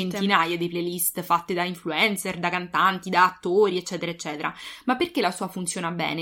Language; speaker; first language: Italian; native; Italian